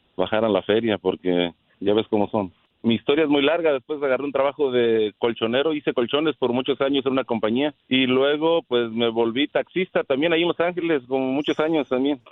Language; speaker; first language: Spanish; native; Spanish